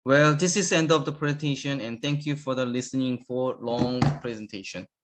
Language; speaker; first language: English; non-native, learner; Korean